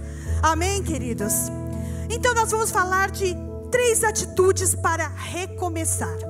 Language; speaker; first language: Portuguese; native; Portuguese